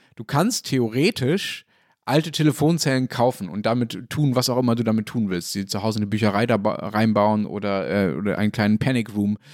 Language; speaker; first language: German; native; German